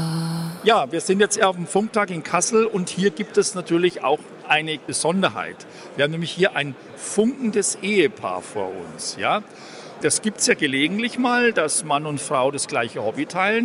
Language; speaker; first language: German; native; German